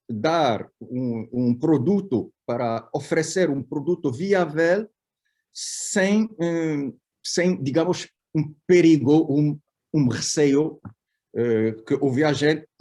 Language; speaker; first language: Portuguese; non-native, fluent; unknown